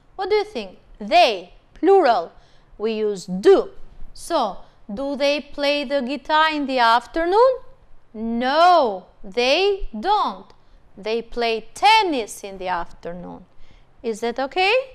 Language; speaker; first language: English; non-native, fluent; Albanian